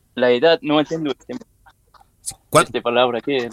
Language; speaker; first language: Spanish; non-native, learner; French